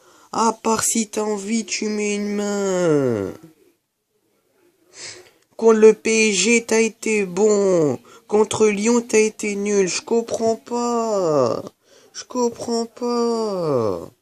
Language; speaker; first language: French; native; French